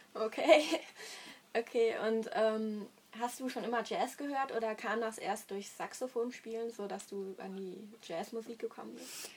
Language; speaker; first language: German; native; German